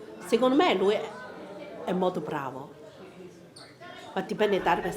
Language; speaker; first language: Italian; non-native, learner; Chinese